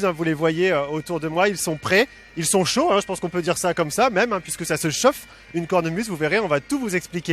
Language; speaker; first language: French; native; French